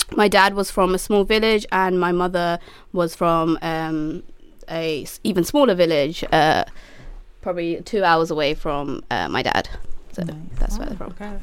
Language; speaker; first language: English; native; English